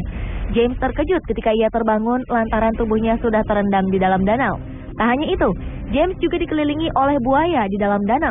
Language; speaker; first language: Indonesian; native; Indonesian